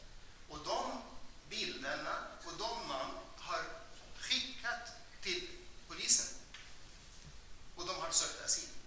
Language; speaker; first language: Swedish; non-native, fluent; Arabic